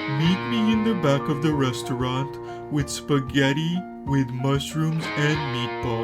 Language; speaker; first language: English; native; English